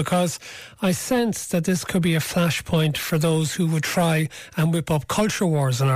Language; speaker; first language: English; native; English